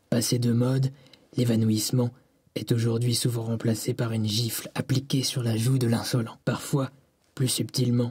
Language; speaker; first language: French; native; French